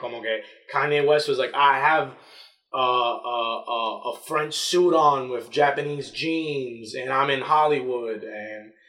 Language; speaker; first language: English; non-native, local second language; Spanish